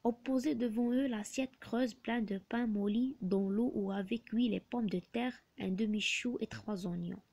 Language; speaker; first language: French; non-native, local second language; Arabic